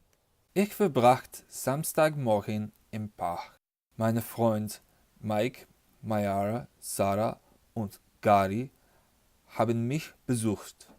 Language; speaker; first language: German; non-native, learner; English